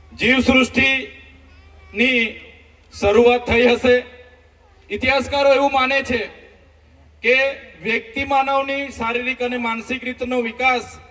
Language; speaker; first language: Gujarati; non-native, local second language; Vasavi